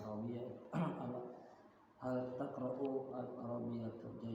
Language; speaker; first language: Arabic; non-native, learner; Indonesian